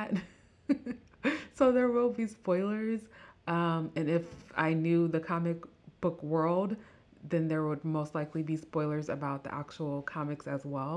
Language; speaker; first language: English; native; English